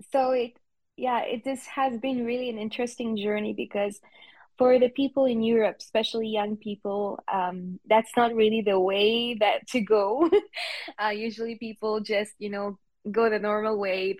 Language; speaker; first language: English; non-native, fluent; French